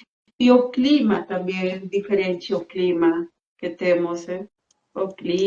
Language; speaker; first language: Portuguese; non-native, fluent; Spanish